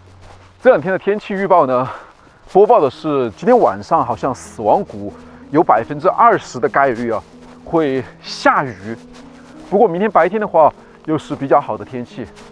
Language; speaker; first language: Chinese; native; Chinese